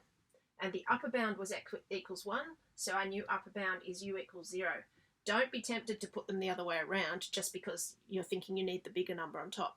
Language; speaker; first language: English; native; English